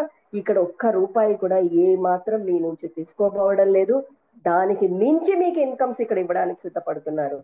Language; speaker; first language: Telugu; native; Telugu